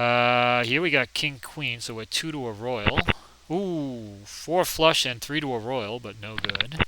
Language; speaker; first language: English; native; English